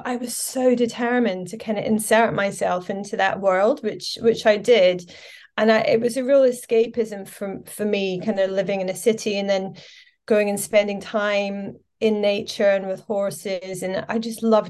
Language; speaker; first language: English; native; English